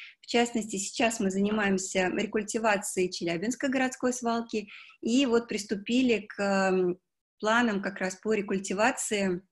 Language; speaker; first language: Russian; native; Russian